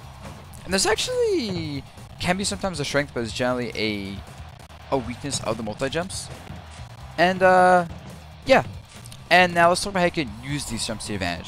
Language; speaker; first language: English; native; English